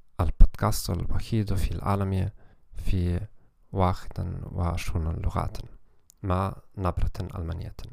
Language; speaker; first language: Arabic; non-native, learner; German